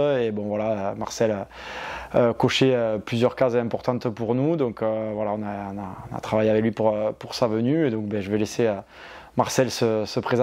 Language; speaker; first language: French; native; French